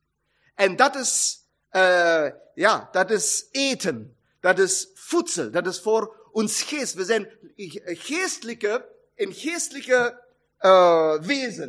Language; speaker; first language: German; non-native, learner; Dutch